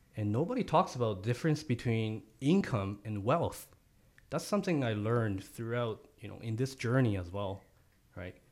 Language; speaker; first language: English; non-native, fluent; Japanese